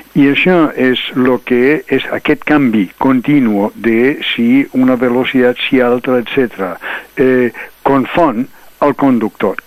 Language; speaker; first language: Catalan; non-native, local second language; Spanish